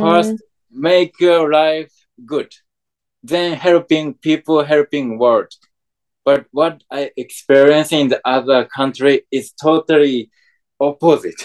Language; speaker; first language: English; non-native, fluent; Japanese